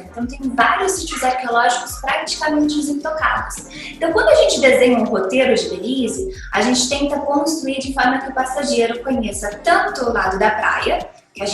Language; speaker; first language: Portuguese; native; Portuguese